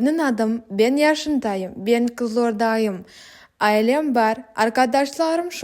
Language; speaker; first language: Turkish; non-native, learner; Kazakh